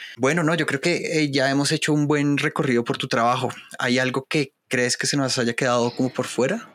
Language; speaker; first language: Spanish; native; Spanish